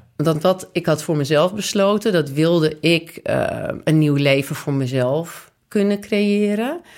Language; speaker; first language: Dutch; native; Dutch